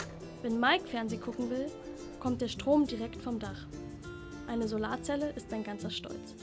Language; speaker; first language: German; native; German